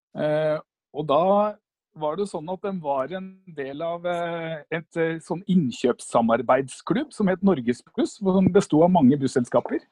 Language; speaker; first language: Norwegian; native; Norwegian